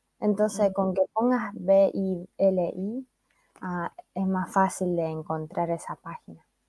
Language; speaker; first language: Spanish; non-native, fluent; Chinese